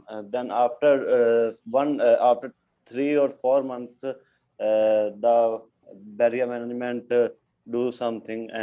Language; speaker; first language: English; non-native, learner; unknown